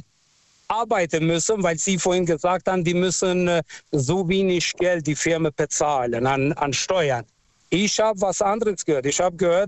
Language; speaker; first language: German; non-native, fluent; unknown